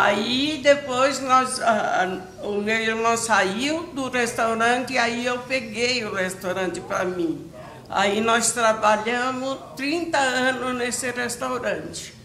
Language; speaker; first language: Portuguese; non-native, fluent; Italian